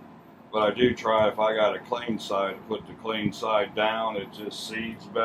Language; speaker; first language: English; native; English